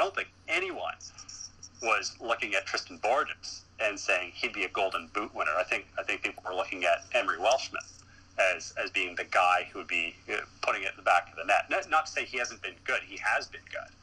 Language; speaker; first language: English; native; English